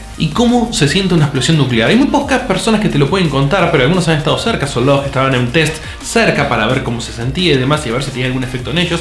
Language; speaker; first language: Spanish; native; Spanish